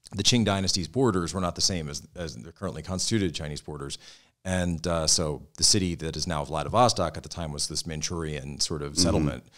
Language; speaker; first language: English; native; English